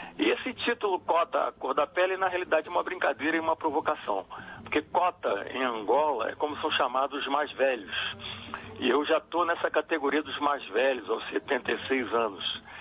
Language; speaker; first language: Portuguese; native; Portuguese